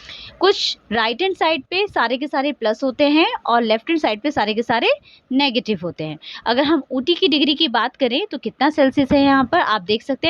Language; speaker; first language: Hindi; native; Hindi